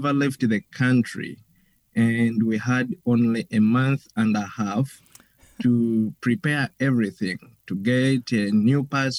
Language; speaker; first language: English; non-native, local second language; Ganda